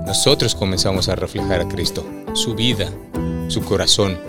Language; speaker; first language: Spanish; native; Spanish